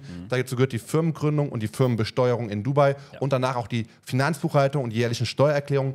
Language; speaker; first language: German; native; German